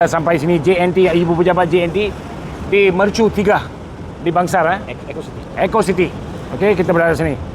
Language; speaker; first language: Malay; non-native, local second language; Tamil